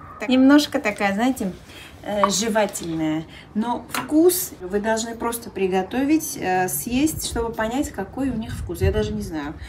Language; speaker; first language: Russian; non-native, local second language; Armenian